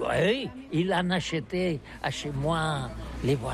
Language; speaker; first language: French; non-native, learner; Catalan